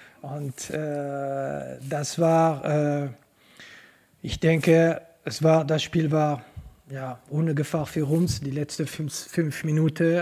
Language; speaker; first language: German; non-native, local second language; French